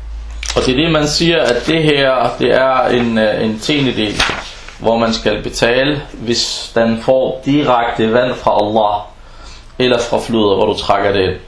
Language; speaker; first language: Danish; early bilingual, other home language; Arabic